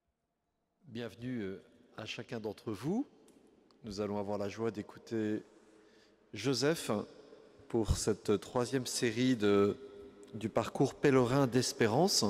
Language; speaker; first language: French; native; French